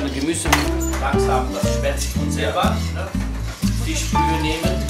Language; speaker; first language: German; non-native, fluent; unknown